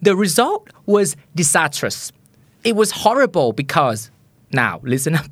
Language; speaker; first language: English; non-native, fluent; Thai